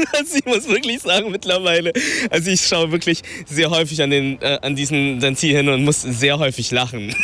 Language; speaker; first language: German; early bilingual, other home language; Vietnamese